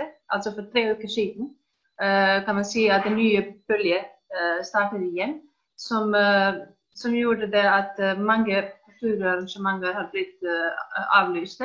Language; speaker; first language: Swedish; non-native, fluent; Icelandic